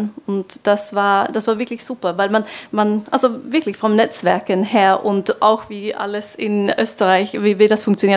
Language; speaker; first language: German; non-native, fluent; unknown